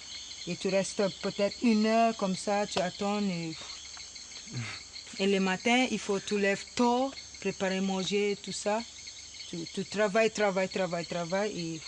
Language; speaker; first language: French; non-native, local second language; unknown